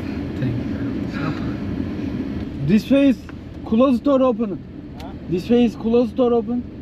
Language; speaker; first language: English; non-native, learner; Turkish